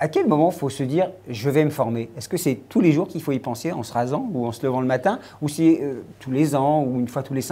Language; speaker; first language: French; native; French